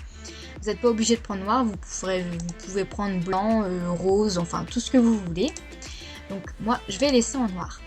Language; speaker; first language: French; native; French